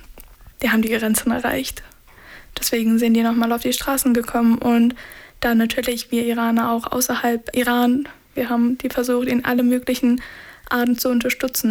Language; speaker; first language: German; non-native, fluent; Persian